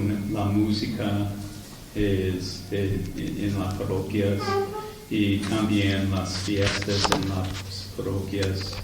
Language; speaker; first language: Spanish; non-native, learner; English